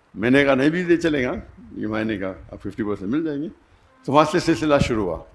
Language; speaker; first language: Urdu; non-native, local second language; Konkani